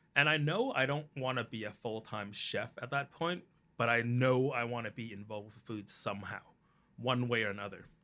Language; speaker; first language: English; early bilingual, other home language; Cantonese